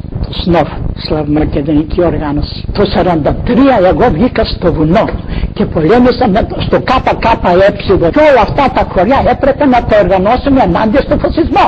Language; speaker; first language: Greek; non-native, local second language; Macedonian